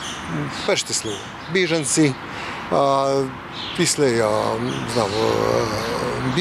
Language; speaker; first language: Ukrainian; non-native, learner; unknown